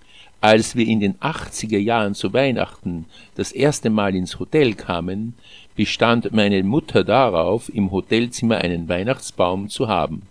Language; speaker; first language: German; native; German